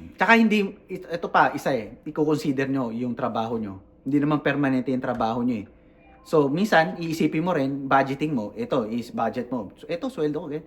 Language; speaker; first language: Filipino; native; Filipino